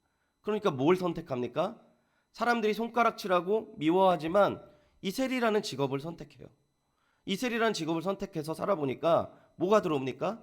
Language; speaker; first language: Korean; native; Korean